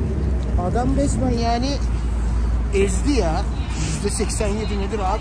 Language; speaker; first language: Turkish; native; Turkish